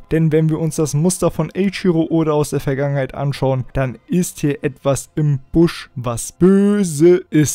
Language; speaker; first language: German; native; German